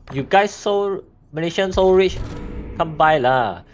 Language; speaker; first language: English; non-native, local second language; Chinese